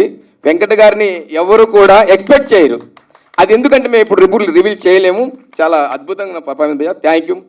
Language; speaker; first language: Telugu; native; Telugu